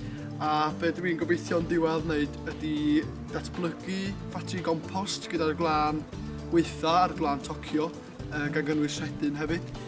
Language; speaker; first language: Welsh; native; Welsh